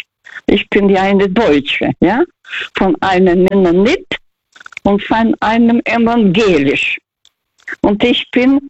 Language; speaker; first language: German; non-native, learner; Russian